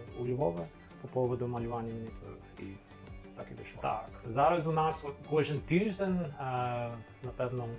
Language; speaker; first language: Ukrainian; non-native, fluent; English